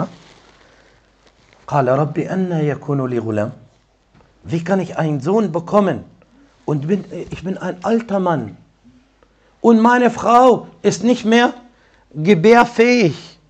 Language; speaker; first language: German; non-native, fluent; Arabic